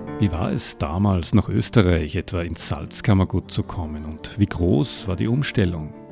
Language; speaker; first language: German; native; German